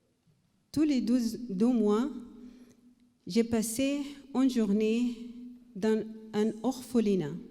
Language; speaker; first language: French; non-native, learner; Arabic